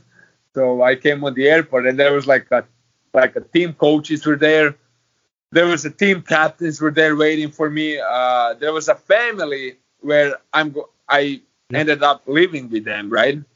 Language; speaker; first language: English; non-native, fluent; Croatian